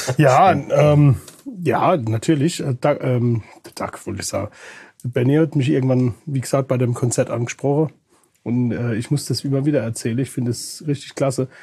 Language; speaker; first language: German; native; German